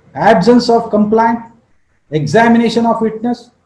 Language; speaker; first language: English; non-native, local second language; Kannada